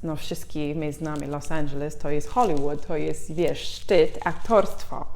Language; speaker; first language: Polish; non-native, fluent; English